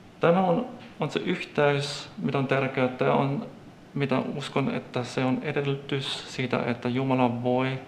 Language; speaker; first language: Finnish; non-native, fluent; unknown